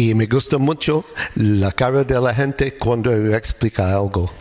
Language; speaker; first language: Spanish; non-native, learner; English